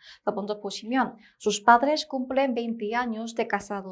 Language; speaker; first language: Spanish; non-native, fluent; Korean